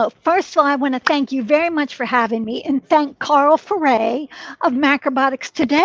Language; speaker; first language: English; native; English